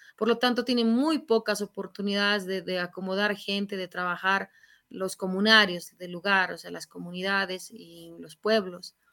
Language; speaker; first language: Spanish; native; Spanish